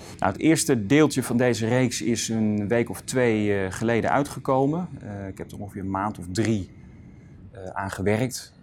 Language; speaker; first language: Dutch; native; Dutch